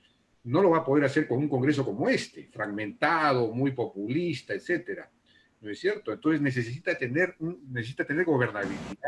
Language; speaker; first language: Spanish; native; Spanish